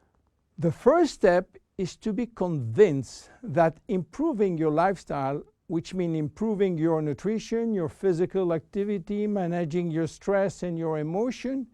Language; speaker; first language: English; non-native, fluent; French